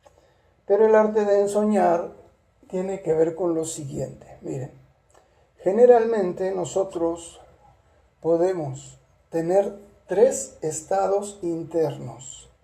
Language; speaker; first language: Spanish; native; Spanish